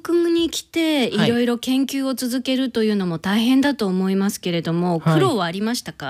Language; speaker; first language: Japanese; native; Japanese